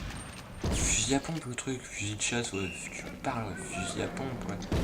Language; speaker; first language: French; native; French